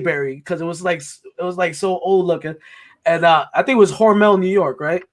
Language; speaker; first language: English; native; English